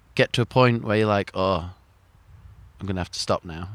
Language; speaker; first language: English; native; English